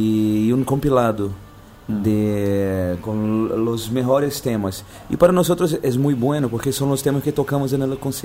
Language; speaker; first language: Spanish; non-native, fluent; Portuguese